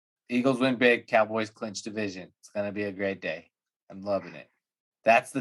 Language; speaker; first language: English; native; English